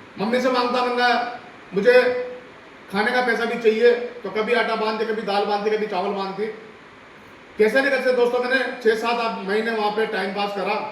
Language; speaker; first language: Hindi; non-native, local second language; Rajasthani